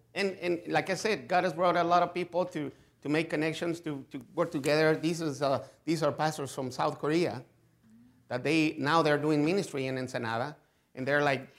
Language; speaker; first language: English; non-native, fluent; Spanish